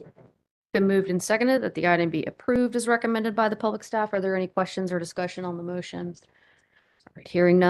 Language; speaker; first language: English; native; English